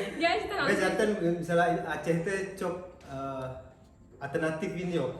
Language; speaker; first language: Turkish; non-native, learner; Indonesian